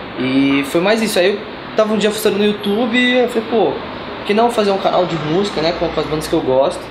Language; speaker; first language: Portuguese; native; Portuguese